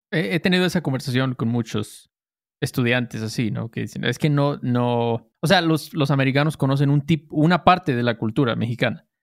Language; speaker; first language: Spanish; native; Spanish